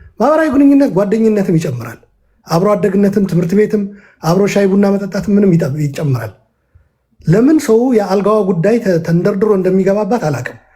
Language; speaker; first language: Amharic; non-native, local second language; Tigrinya